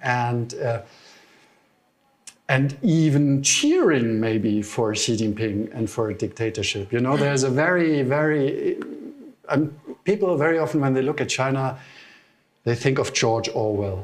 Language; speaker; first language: English; non-native, fluent; German